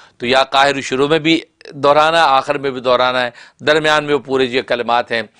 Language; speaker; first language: Urdu; non-native, local second language; Punjabi